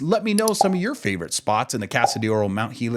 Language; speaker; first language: English; native; English